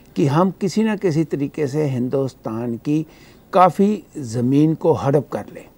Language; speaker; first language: Hindi; native; Hindi